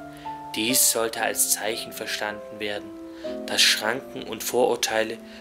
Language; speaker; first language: German; native; German